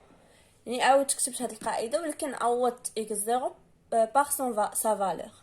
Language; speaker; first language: Arabic; native; Arabic